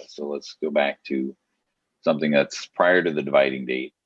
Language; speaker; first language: English; native; English